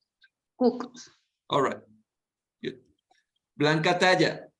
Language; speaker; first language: English; non-native, fluent; Spanish